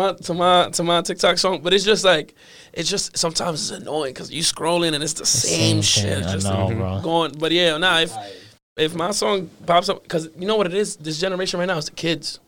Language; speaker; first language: English; native; English